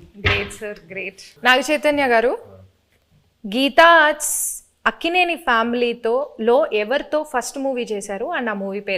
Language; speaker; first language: Telugu; native; Telugu